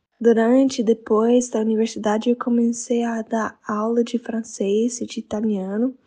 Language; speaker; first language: Portuguese; non-native, fluent; English